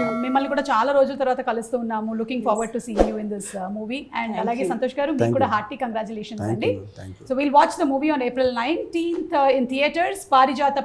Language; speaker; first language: Telugu; native; Telugu